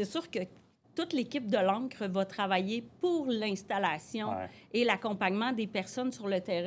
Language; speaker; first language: French; native; French